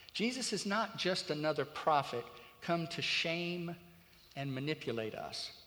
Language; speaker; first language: English; native; English